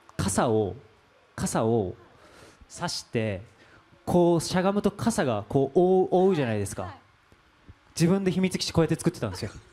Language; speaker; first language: Japanese; native; Japanese